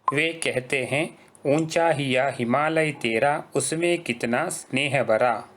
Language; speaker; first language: Hindi; non-native, local second language; Kannada